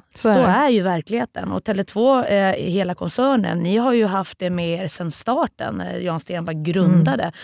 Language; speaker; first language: Swedish; native; Swedish